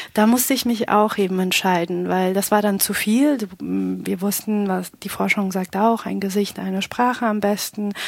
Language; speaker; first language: German; non-native, fluent; Pashto